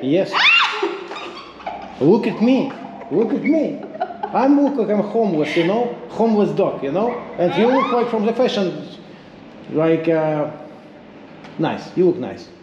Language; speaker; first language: English; non-native, learner; Russian